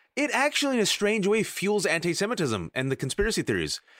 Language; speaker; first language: English; native; English